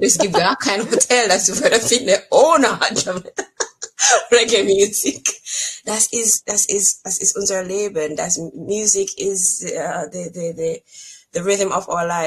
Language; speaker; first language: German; non-native, learner; English